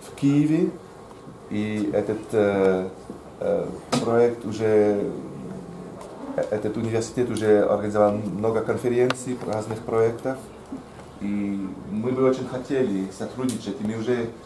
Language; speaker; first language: Russian; non-native, fluent; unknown